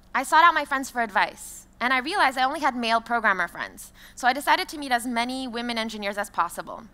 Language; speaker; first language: English; non-native, fluent; French